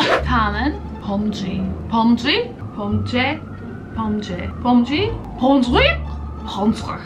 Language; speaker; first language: Korean; non-native, fluent; English